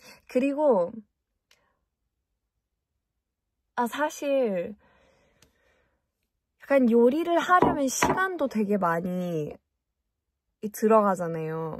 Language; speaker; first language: Korean; early bilingual, heritage; English